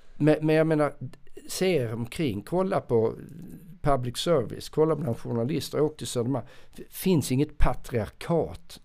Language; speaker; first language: Swedish; native; Swedish